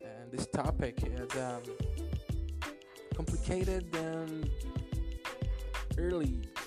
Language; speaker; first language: English; non-native, learner; Portuguese